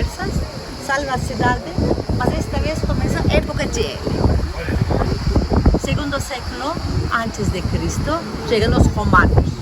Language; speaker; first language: Portuguese; non-native, fluent; Turkish